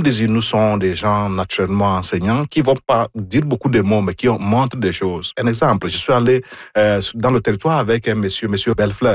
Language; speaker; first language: French; non-native, fluent; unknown